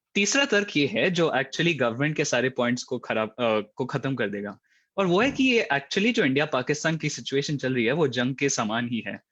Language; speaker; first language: Hindi; native; Hindi